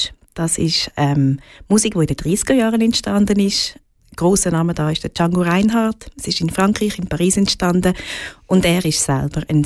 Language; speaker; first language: German; native; German